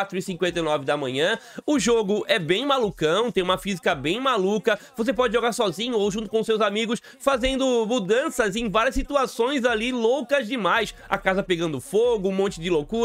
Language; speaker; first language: Portuguese; native; Portuguese